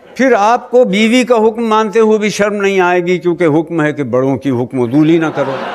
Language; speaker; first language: Urdu; native; Urdu